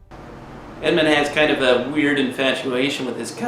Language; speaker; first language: English; native; English